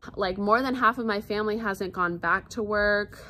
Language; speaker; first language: English; native; English